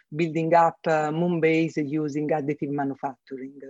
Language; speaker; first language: English; non-native, fluent; Italian